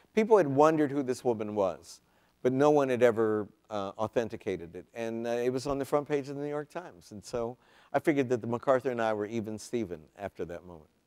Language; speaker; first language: English; native; English